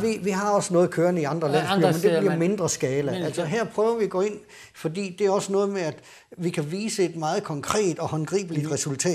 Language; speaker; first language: Danish; native; Danish